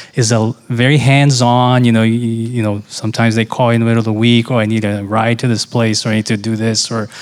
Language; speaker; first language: English; non-native, fluent; Portuguese